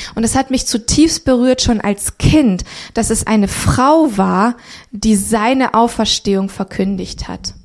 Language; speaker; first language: German; early bilingual, other home language; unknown